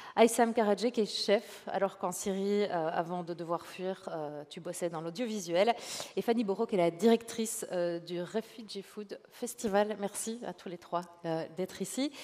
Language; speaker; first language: French; native; French